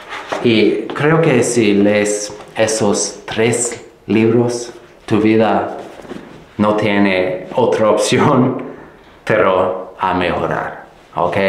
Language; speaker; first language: Spanish; non-native, fluent; English